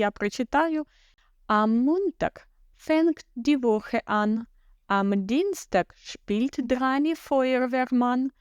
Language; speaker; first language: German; non-native, fluent; Ukrainian